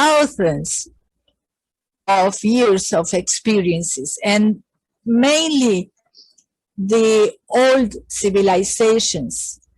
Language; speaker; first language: English; non-native, fluent; Spanish